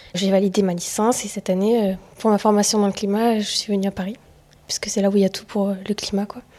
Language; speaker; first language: French; native; French